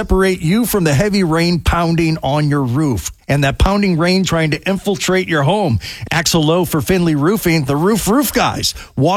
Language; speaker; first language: English; native; English